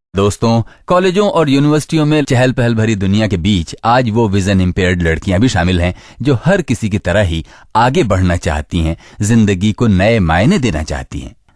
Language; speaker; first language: Hindi; native; Hindi